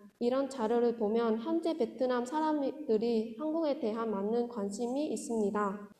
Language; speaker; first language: Korean; non-native, fluent; Vietnamese